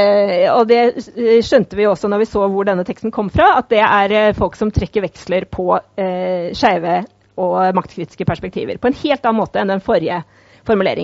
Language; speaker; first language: Norwegian; native; Norwegian